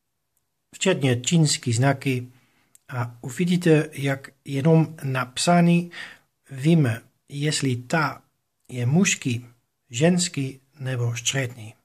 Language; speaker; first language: Czech; non-native, fluent; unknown